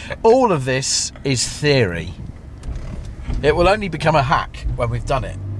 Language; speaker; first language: English; native; English